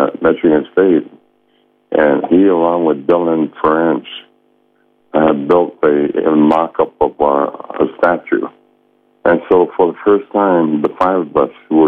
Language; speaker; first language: English; early bilingual, other home language; Samoan